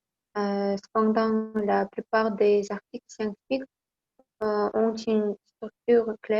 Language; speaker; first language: French; non-native, learner; Kazakh